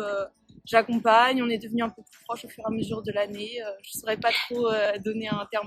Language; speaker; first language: French; native; French